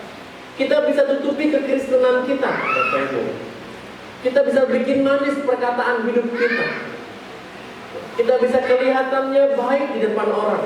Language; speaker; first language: Indonesian; native; Indonesian